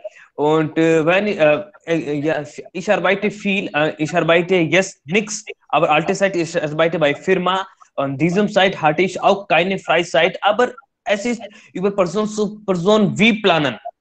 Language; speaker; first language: German; non-native, learner; Hindi